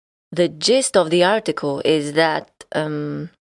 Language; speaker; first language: English; non-native, fluent; Polish